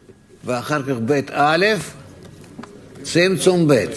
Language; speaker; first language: Hebrew; non-native, fluent; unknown